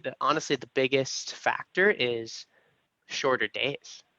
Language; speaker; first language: English; native; English